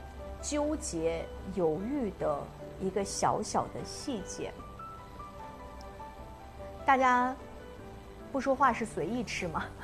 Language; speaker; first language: Chinese; native; Chinese